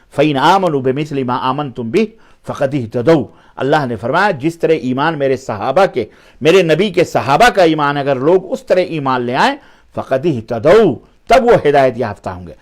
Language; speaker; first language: Urdu; native; Urdu